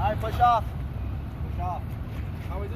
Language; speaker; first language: English; non-native, fluent; Lao